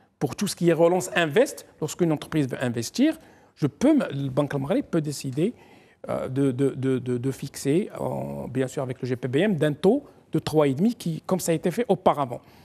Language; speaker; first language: French; non-native, local second language; Arabic